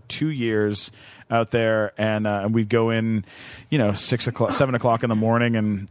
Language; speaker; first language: English; native; English